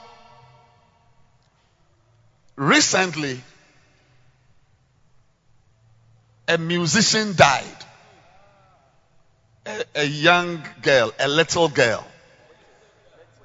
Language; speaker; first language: English; non-native, local second language; Akan